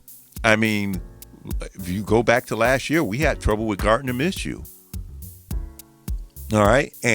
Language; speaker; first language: English; native; English